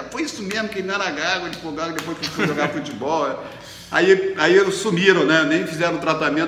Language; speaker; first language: Portuguese; native; Portuguese